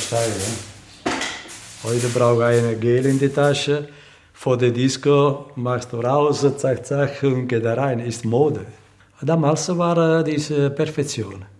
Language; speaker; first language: German; non-native, learner; Italian